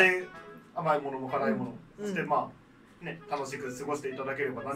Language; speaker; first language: Japanese; native; Japanese